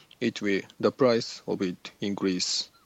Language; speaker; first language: English; non-native, learner; Japanese